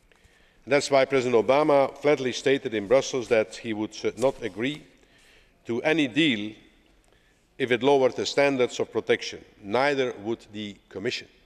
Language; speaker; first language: English; non-native, fluent; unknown